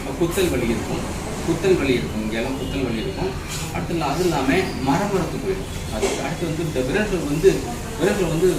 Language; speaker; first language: Tamil; native; Tamil